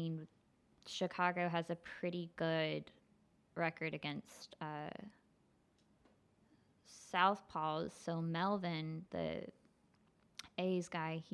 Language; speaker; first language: English; native; English